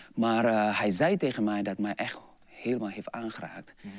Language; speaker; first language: Dutch; non-native, fluent; Indonesian